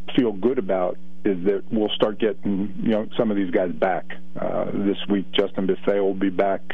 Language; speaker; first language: English; native; English